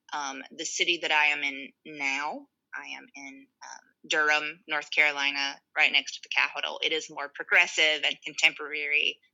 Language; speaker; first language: English; native; English